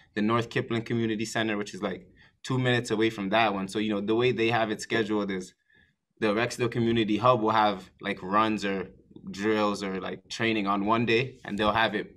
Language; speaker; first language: English; native; English